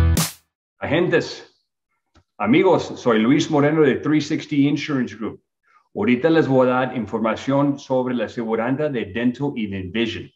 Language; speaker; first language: Spanish; early bilingual, other home language; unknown